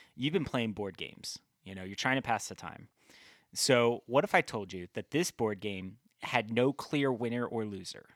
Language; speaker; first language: English; native; English